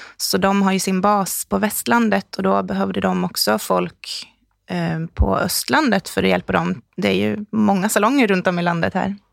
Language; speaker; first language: Swedish; native; Swedish